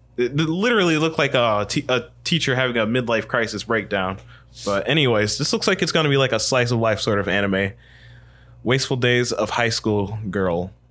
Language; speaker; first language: English; native; English